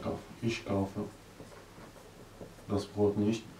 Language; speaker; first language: German; non-native, learner; Arabic